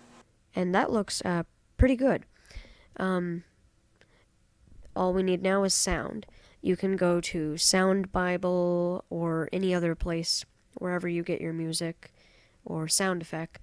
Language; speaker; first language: English; native; English